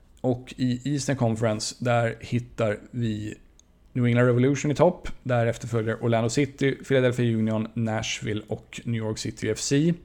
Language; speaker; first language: Swedish; native; Swedish